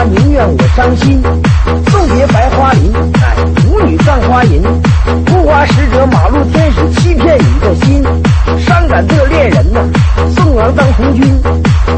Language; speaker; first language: Chinese; native; Chinese